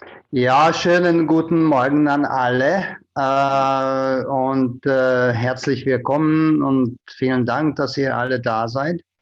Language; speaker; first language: German; non-native, fluent; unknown